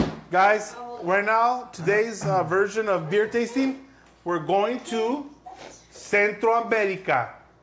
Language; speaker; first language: English; early bilingual, other home language; Spanish